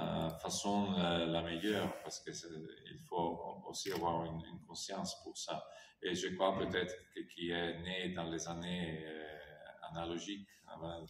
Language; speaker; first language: French; non-native, fluent; Italian